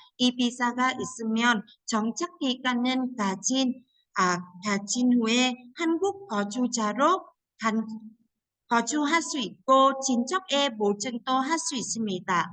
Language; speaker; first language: Korean; non-native, fluent; Vietnamese